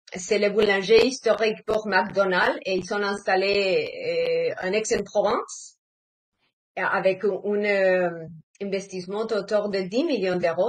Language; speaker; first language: French; non-native, fluent; Spanish